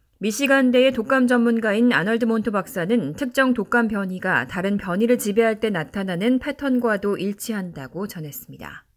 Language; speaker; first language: Korean; native; Korean